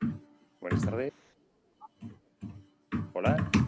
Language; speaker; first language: Spanish; native; Spanish